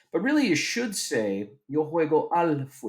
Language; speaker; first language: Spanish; non-native, fluent; English